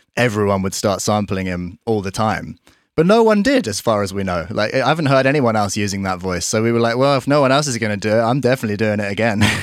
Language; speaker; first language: English; native; English